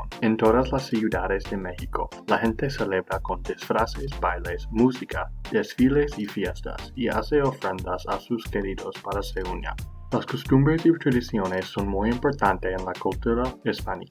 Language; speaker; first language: Spanish; non-native, learner; English